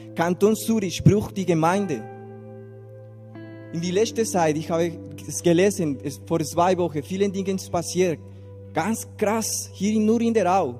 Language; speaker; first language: German; non-native, learner; Spanish